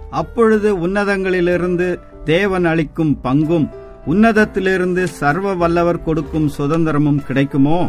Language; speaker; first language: Tamil; native; Tamil